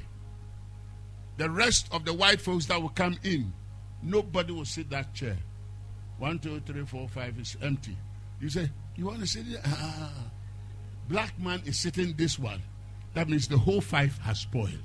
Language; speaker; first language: English; non-native, local second language; Akan